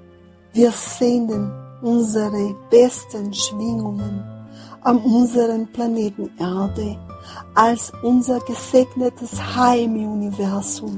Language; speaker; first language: German; non-native, fluent; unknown